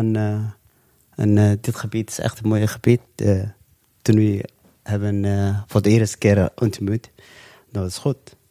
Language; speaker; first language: Dutch; non-native, local second language; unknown